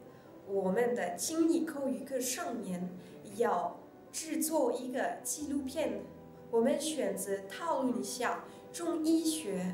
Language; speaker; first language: Chinese; non-native, learner; French